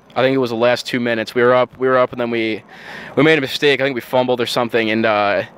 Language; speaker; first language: English; native; English